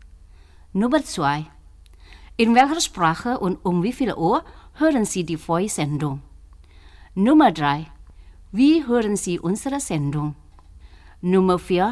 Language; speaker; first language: German; non-native, learner; Indonesian